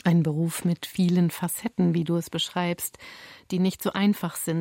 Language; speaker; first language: German; native; German